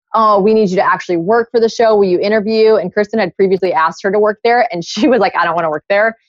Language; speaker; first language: English; native; English